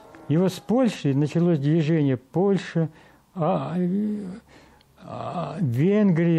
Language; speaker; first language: Russian; non-native, local second language; Kazakh